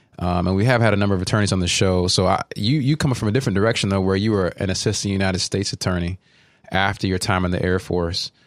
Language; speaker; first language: English; native; English